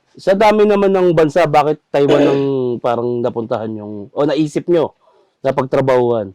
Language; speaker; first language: Filipino; native; Filipino